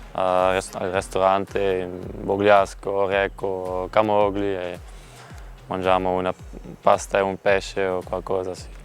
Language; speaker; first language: Italian; non-native, learner; Dutch